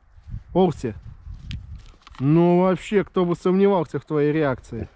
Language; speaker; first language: Russian; native; Russian